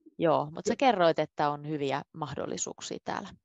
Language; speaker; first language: Finnish; native; Finnish